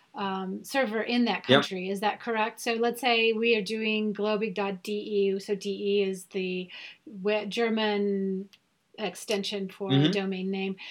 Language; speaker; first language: English; non-native, fluent; German